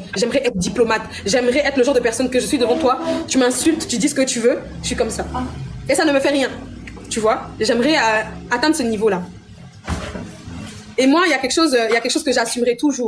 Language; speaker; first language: French; non-native, local second language; Lingala